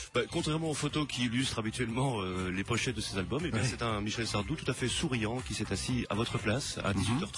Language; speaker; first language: French; native; French